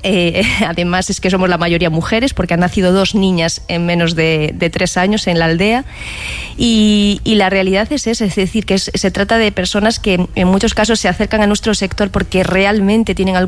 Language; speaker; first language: Spanish; native; Spanish